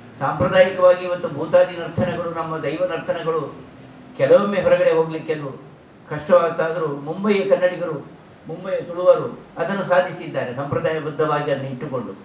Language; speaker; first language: Kannada; non-native, local second language; Tulu